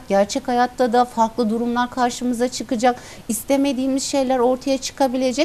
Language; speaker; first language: Turkish; native; Turkish